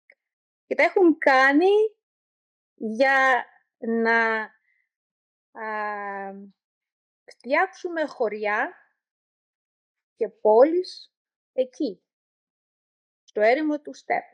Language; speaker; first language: Greek; non-native, learner; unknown